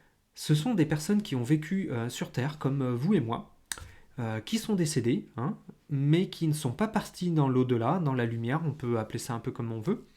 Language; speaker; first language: French; native; French